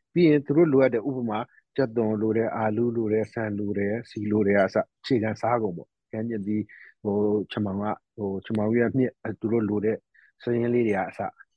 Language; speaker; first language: Burmese; native; Burmese